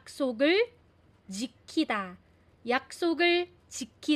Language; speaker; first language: Korean; non-native, fluent; Filipino